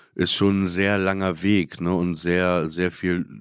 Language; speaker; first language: German; native; German